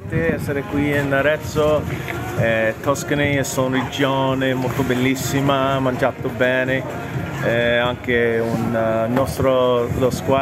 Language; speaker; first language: Italian; non-native, learner; English